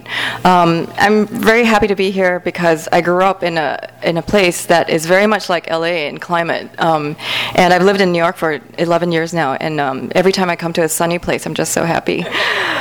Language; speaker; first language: English; native; English